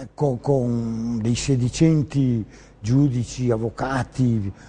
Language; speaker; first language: Italian; native; Italian